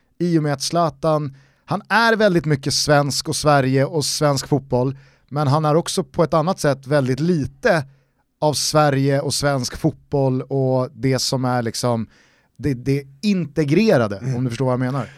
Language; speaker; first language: Swedish; native; Swedish